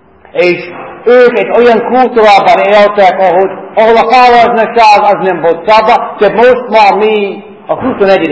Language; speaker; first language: Hungarian; non-native, fluent; English